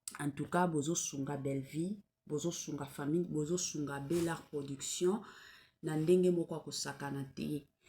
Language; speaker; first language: Lingala; non-native, local second language; Swahili